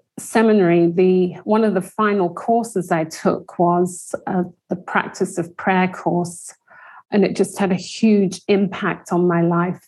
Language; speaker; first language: English; native; English